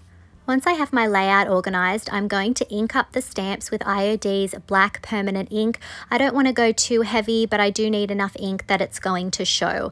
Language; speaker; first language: English; native; English